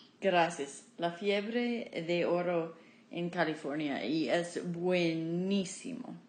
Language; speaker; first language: Spanish; non-native, fluent; English